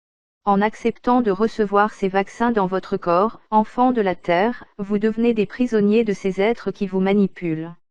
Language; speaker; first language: French; native; French